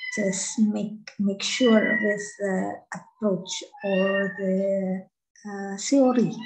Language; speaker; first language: English; non-native, fluent; Indonesian